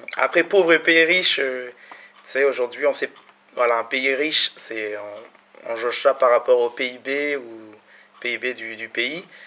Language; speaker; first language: French; early bilingual, other home language; Malagasy